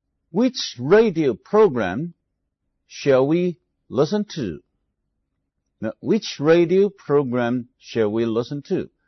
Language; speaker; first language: English; non-native, fluent; Chinese